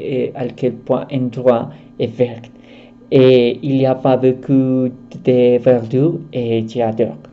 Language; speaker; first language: French; non-native, learner; Spanish